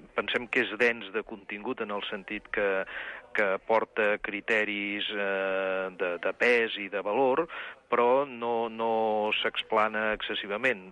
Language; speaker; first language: Catalan; native; Catalan